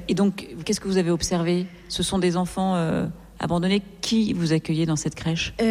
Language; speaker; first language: French; native; French